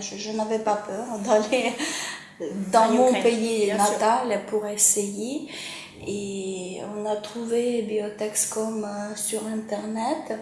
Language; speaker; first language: French; non-native, fluent; Ukrainian